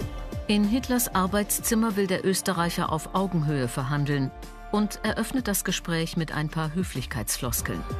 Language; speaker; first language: German; native; German